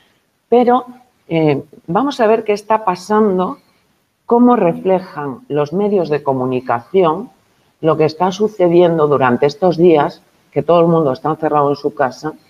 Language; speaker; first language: Spanish; native; Spanish